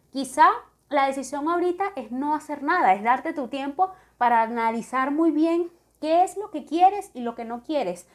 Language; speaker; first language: Spanish; native; Spanish